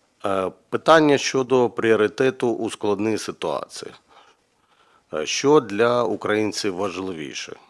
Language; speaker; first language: Ukrainian; native; Ukrainian